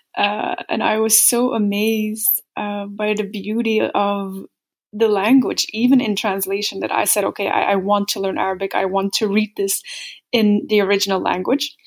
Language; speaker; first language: English; non-native, fluent; Dutch